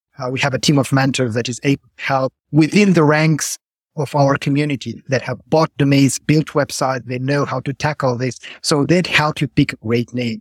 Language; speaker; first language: English; non-native, fluent; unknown